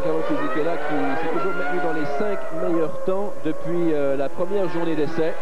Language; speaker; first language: French; native; French